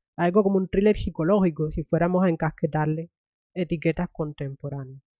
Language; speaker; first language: Spanish; native; Spanish